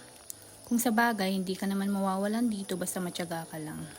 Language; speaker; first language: Filipino; non-native, local second language; Iloko